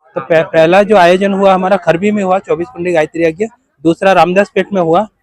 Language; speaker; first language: Hindi; non-native, local second language; Marathi